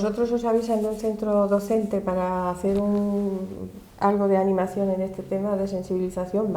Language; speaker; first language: Spanish; native; Spanish